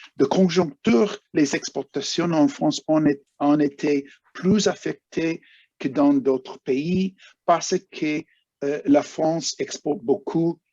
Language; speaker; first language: French; non-native, fluent; English